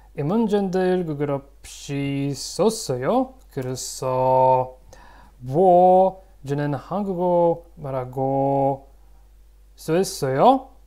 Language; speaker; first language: Korean; non-native, learner; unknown